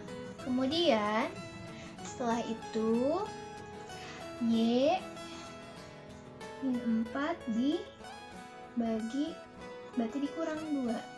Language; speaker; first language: Indonesian; native; Indonesian